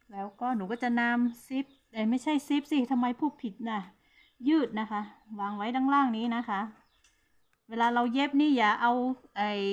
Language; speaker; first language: Thai; non-native, local second language; Hmong